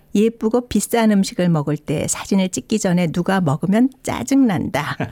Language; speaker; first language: Korean; native; Korean